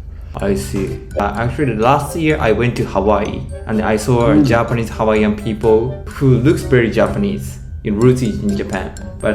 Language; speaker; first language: English; non-native, learner; Japanese